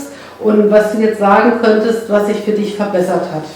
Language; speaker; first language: German; native; German